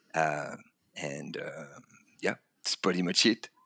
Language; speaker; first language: English; non-native, fluent; French